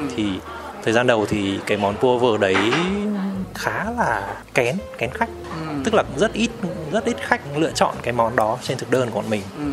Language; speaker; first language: Vietnamese; native; Vietnamese